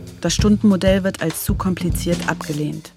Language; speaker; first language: German; native; German